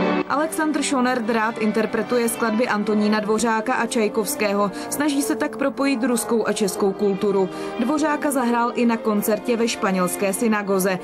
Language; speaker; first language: Czech; native; Czech